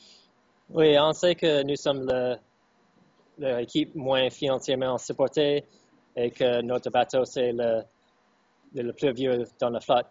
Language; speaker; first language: French; non-native, fluent; English